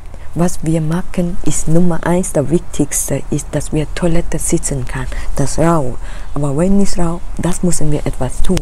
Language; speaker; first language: German; non-native, learner; Thai